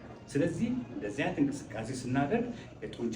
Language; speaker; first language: Amharic; native; Amharic